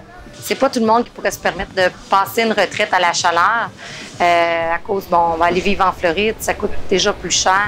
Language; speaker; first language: French; native; French